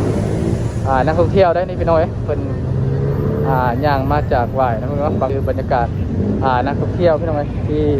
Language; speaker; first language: Thai; non-native, local second language; Lao